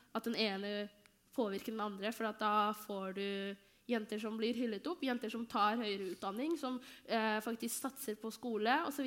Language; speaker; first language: Norwegian; early bilingual, other home language; Somali